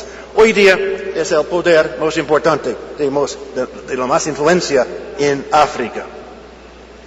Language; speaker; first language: Spanish; non-native, fluent; English